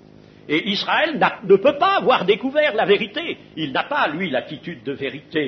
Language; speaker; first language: French; native; French